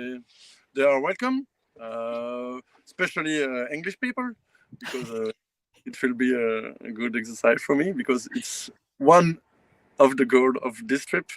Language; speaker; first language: English; non-native, learner; French